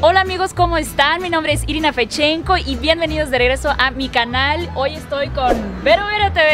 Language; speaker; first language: Spanish; non-native, fluent; Ukrainian